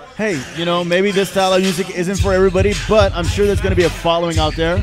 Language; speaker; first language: English; native; English